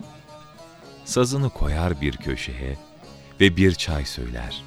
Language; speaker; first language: Turkish; native; Turkish